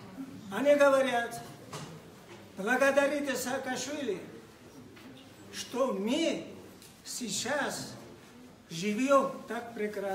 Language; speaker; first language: Russian; non-native, fluent; Georgian